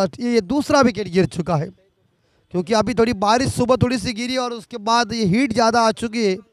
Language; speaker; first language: Hindi; non-native, local second language; Marathi